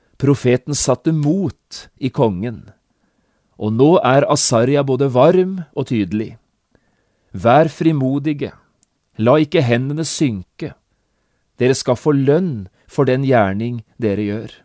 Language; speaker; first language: Norwegian; native; Norwegian